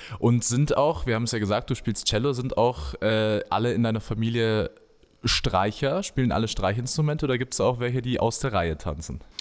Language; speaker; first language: German; native; German